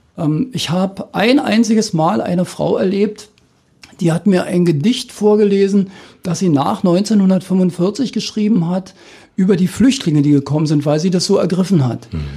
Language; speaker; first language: German; native; German